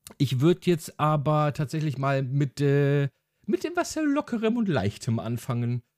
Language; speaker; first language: German; early bilingual, other home language; Hungarian